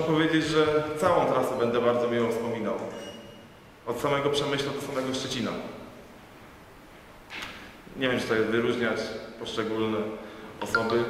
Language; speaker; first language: Polish; native; Polish